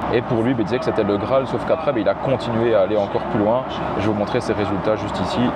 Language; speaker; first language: French; native; French